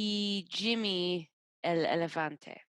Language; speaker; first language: Spanish; non-native, learner; English